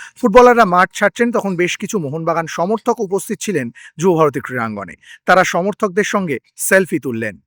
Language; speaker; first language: Bangla; native; Bangla